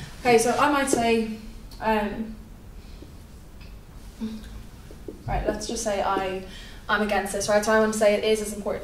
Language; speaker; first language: English; native; English